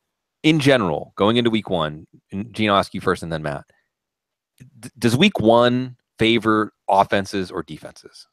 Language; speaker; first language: English; native; English